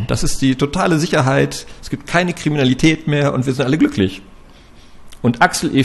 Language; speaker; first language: German; native; German